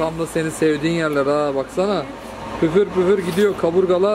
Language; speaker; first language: Turkish; native; Turkish